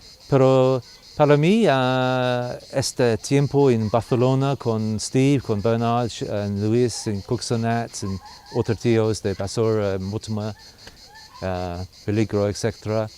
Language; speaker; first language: Spanish; non-native, learner; English